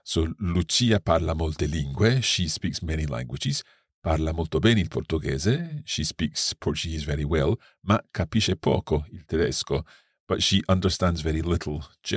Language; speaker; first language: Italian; non-native, fluent; English